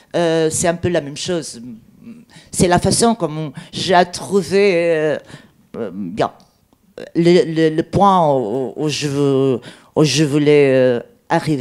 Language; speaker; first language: French; non-native, learner; Portuguese